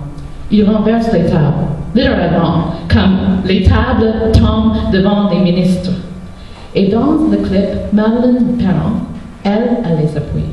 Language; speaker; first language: French; non-native, local second language; English